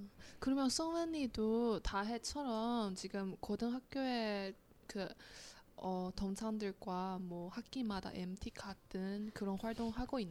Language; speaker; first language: Korean; non-native, fluent; Chinese